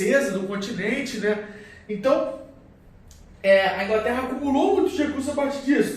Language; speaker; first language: Portuguese; native; Portuguese